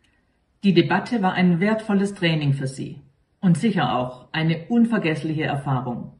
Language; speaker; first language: German; non-native, fluent; Polish